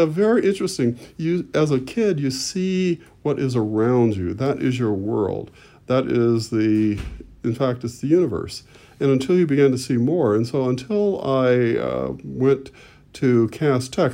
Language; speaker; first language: English; native; English